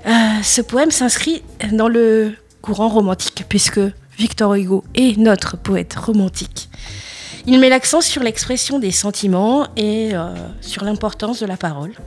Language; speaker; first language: French; native; French